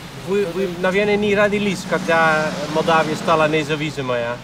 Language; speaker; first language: Russian; non-native, fluent; Dutch